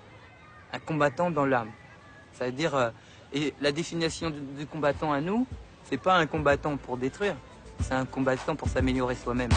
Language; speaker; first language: French; native; French